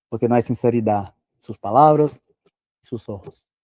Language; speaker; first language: Spanish; non-native, fluent; Portuguese